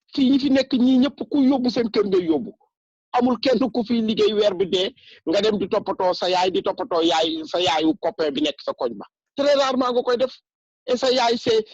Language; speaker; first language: Wolof; non-native, local second language; Bambara